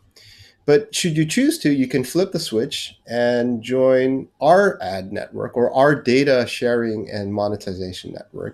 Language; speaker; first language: English; non-native, local second language; Korean